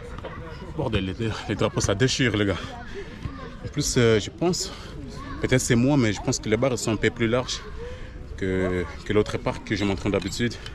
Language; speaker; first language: French; native; French